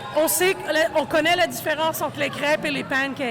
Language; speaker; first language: French; non-native, fluent; English